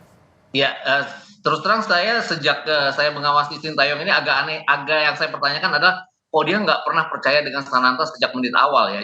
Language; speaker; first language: Indonesian; native; Indonesian